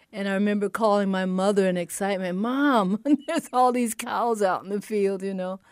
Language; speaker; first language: English; native; English